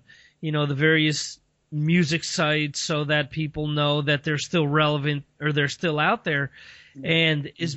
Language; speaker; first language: English; native; English